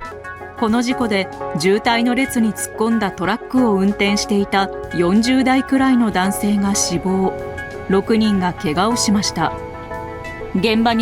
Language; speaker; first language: Japanese; native; Japanese